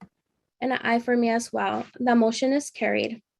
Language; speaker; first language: English; native; English